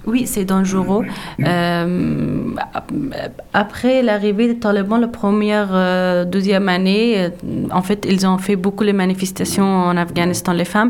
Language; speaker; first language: French; non-native, learner; Persian